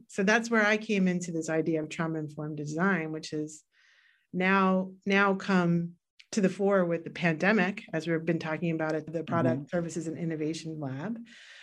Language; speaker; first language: English; native; English